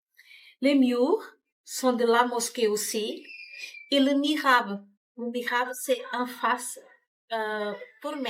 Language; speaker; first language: French; non-native, learner; Portuguese